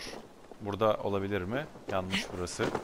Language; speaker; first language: Turkish; native; Turkish